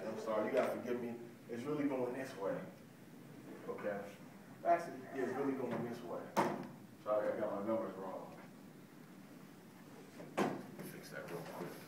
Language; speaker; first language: English; native; English